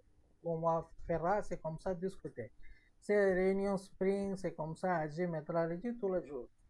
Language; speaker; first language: French; non-native, learner; Tamil